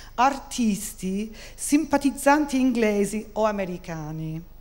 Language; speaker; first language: Italian; non-native, fluent; English